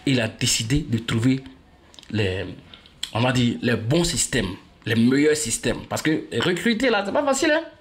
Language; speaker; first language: French; native; French